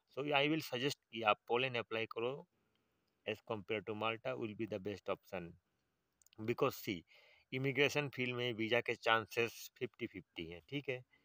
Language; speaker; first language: Hindi; native; Hindi